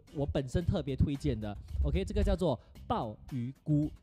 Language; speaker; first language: Chinese; native; Chinese